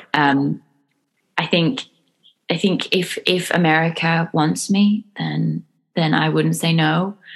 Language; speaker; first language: English; native; English